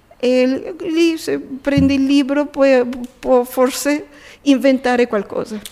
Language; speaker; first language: Italian; early bilingual, heritage; Spanish